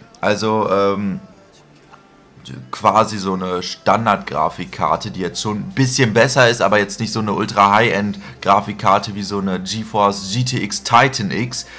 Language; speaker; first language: German; native; German